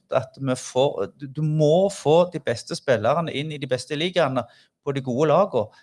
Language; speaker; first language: Norwegian; native; Norwegian